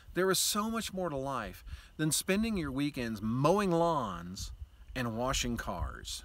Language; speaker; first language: English; native; English